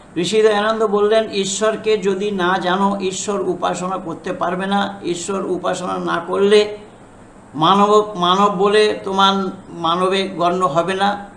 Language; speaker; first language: Bangla; non-native, fluent; Hindi